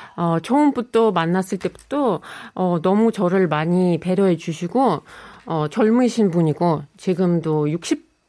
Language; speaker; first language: Korean; non-native, fluent; Russian